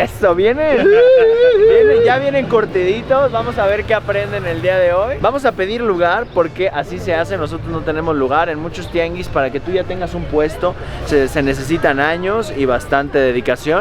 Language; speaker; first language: Spanish; native; Spanish